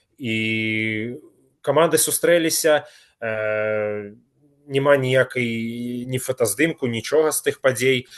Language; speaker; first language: Belarusian; native; Belarusian